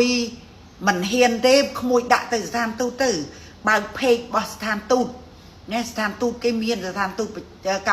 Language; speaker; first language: Khmer; native; Khmer